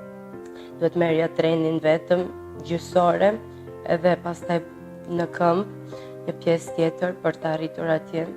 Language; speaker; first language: Albanian; early bilingual, heritage; Albanian